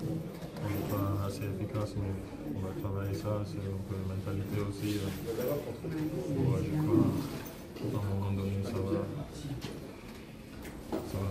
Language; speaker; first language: French; non-native, fluent; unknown